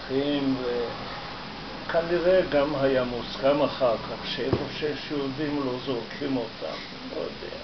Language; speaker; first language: Hebrew; non-native, fluent; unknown